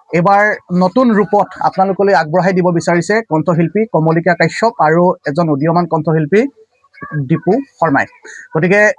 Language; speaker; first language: Assamese; native; Assamese